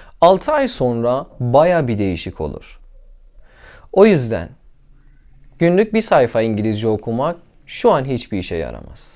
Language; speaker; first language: Turkish; non-native, learner; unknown